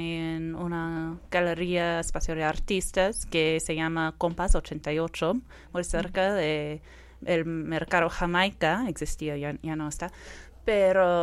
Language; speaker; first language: Spanish; non-native, fluent; English